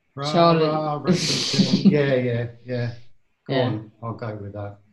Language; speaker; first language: English; early bilingual, other home language; Hindi